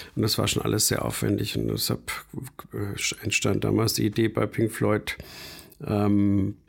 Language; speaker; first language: German; native; German